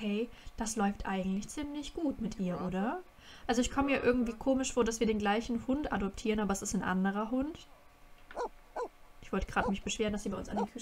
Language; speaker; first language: German; native; German